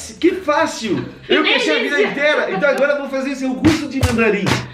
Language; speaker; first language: Portuguese; non-native, fluent; French